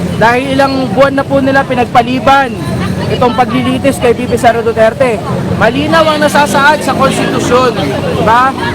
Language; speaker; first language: Filipino; native; Filipino